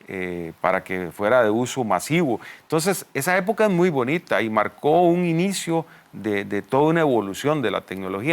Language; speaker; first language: Spanish; native; Spanish